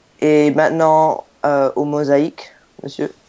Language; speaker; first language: French; non-native, fluent; English